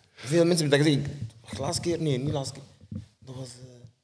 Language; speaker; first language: Dutch; native; Dutch